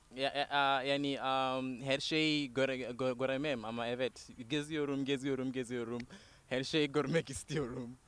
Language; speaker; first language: Turkish; non-native, learner; Tswana